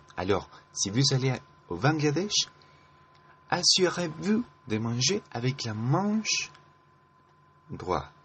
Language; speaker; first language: French; non-native, learner; Spanish